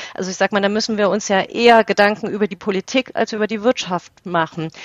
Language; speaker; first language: German; native; German